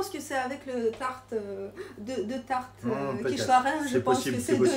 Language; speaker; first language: French; non-native, learner; Russian